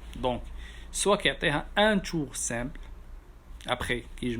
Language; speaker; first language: French; non-native, local second language; Arabic